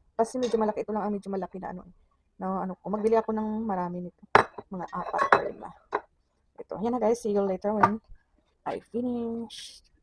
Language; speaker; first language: Filipino; non-native, local second language; Cebuano